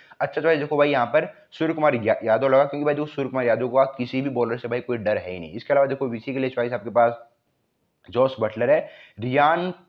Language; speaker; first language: Hindi; native; Hindi